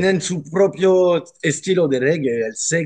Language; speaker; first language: Italian; non-native, learner; Spanish